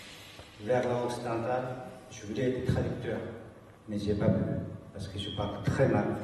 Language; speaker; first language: French; non-native, fluent; Tibetan